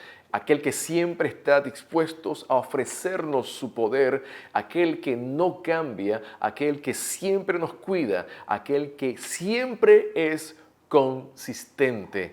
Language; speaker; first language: Spanish; native; Spanish